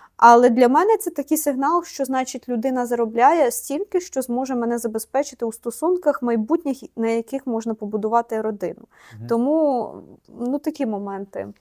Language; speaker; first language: Ukrainian; native; Ukrainian